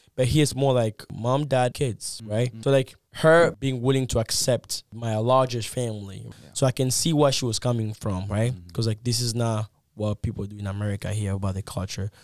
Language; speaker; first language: English; non-native, fluent; Lingala